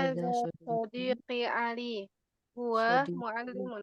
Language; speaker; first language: Arabic; non-native, learner; Indonesian